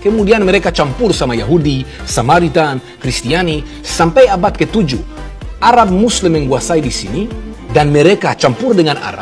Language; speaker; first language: Indonesian; non-native, fluent; Hebrew